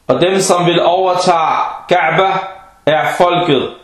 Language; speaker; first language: Danish; early bilingual, other home language; Arabic